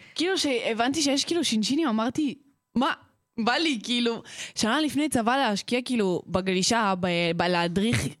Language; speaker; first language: Hebrew; early bilingual, other home language; Russian